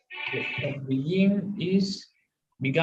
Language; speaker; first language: English; non-native, learner; Spanish